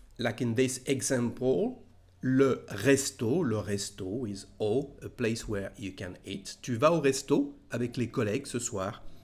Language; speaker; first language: French; native; French